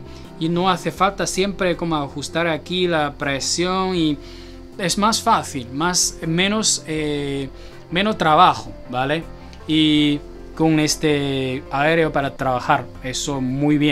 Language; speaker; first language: Spanish; non-native, learner; Chinese